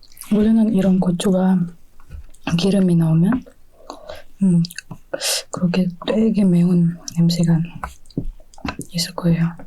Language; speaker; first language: Korean; non-native, fluent; Indonesian